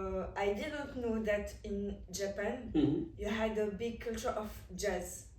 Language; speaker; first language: English; non-native, fluent; French